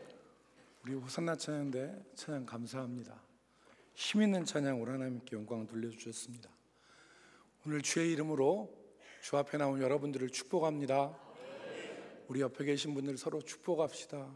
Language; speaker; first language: Korean; native; Korean